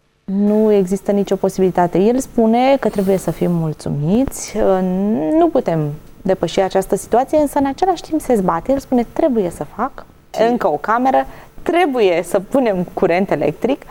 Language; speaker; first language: Romanian; native; Romanian